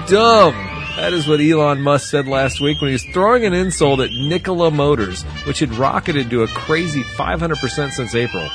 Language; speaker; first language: English; native; English